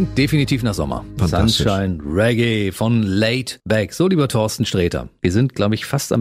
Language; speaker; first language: German; native; German